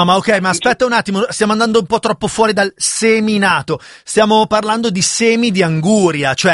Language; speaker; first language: Italian; native; Italian